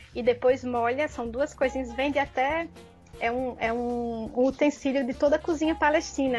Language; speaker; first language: Portuguese; native; Portuguese